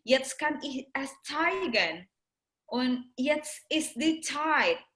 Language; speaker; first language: German; non-native, learner; Indonesian